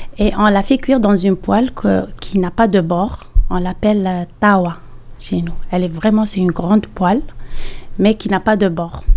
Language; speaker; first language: French; non-native, local second language; Arabic